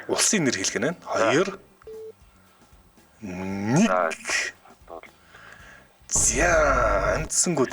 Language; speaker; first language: Mongolian; native; Mongolian